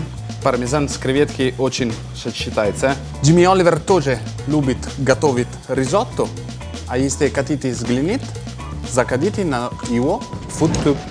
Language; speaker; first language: Russian; non-native, fluent; Italian